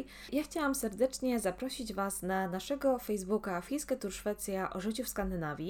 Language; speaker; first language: Polish; native; Polish